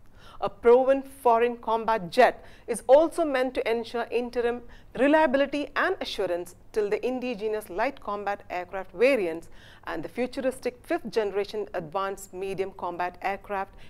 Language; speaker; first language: English; non-native, local second language; Malayalam